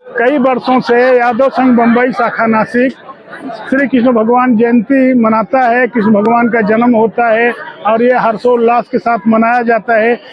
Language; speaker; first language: Hindi; native; Hindi